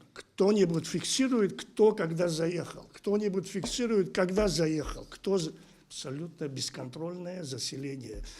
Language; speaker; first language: Russian; non-native, local second language; Abkhazian